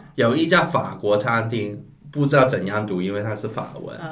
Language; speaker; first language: Chinese; non-native, local second language; Cantonese